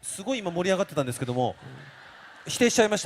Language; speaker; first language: Japanese; native; Japanese